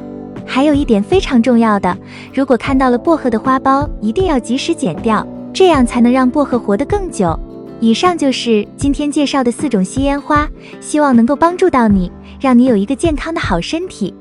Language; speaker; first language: Chinese; native; Chinese